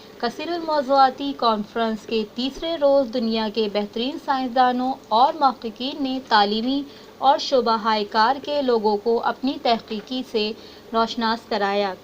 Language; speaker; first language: Urdu; native; Urdu